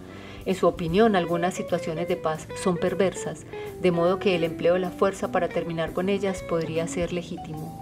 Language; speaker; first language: Spanish; native; Spanish